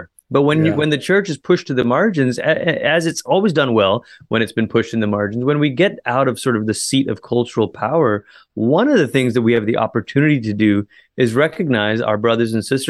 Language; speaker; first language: English; native; English